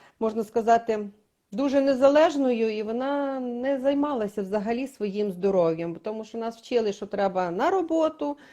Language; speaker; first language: Ukrainian; native; Ukrainian